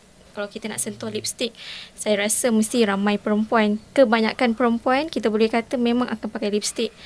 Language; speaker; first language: Malay; native; Malay